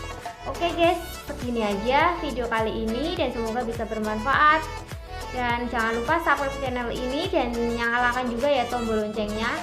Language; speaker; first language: Indonesian; native; Indonesian